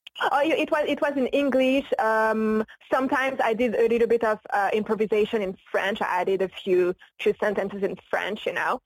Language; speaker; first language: English; non-native, fluent; French